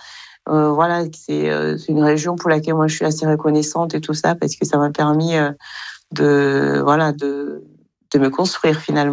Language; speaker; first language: French; non-native, local second language; Kinyarwanda